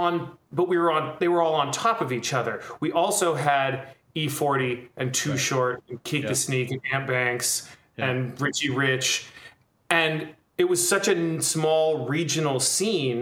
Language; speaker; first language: English; native; English